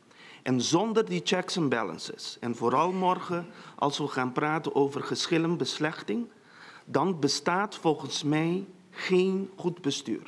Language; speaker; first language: Dutch; non-native, local second language; Papiamento